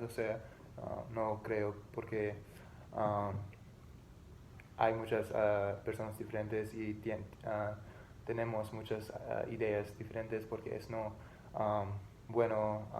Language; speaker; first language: Spanish; non-native, learner; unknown